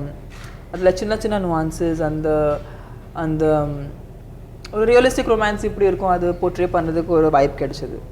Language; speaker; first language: Tamil; non-native, fluent; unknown